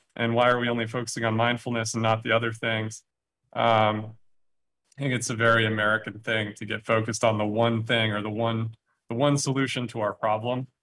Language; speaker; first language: English; native; English